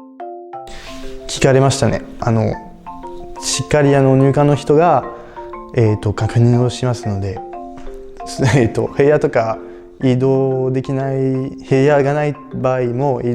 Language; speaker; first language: Japanese; non-native, fluent; French